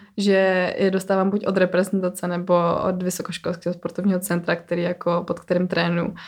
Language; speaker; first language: Czech; native; Czech